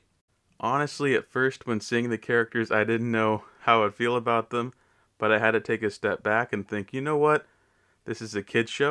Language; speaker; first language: English; native; English